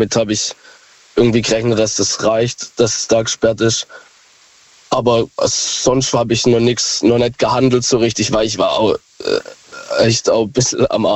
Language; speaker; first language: German; native; German